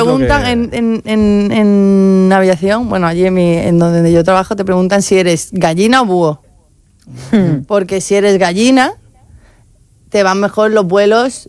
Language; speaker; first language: Spanish; native; Spanish